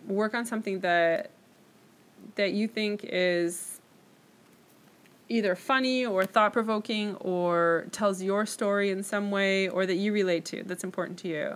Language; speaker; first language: English; native; English